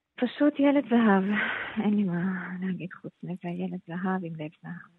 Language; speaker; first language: Hebrew; non-native, fluent; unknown